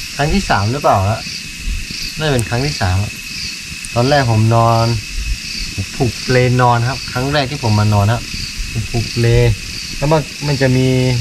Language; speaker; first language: Thai; native; Thai